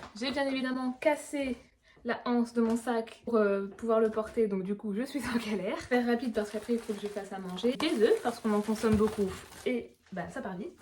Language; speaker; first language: French; native; French